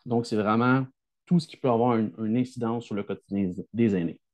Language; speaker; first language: French; native; French